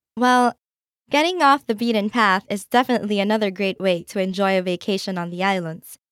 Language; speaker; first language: English; non-native, local second language; Filipino